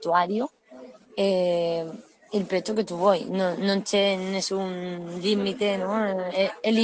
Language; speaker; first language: Italian; non-native, learner; Spanish